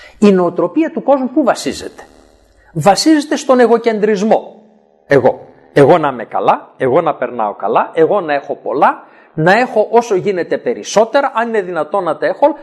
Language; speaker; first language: Greek; native; Greek